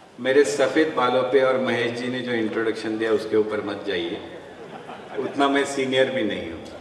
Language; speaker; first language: Hindi; non-native, local second language; Marathi